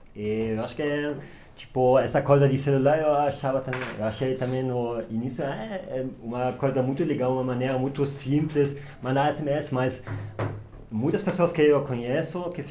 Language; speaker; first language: Portuguese; non-native, learner; German